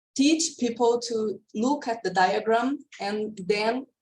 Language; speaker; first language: English; non-native, fluent; Portuguese